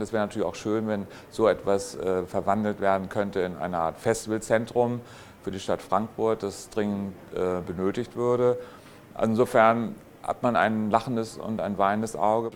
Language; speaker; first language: German; native; German